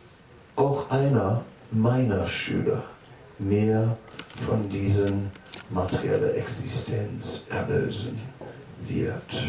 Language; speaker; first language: German; non-native, fluent; Dutch